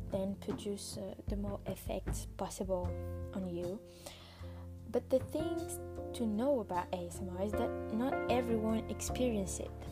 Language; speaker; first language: English; non-native, fluent; French